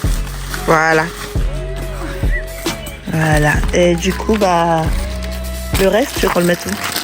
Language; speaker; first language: French; native; French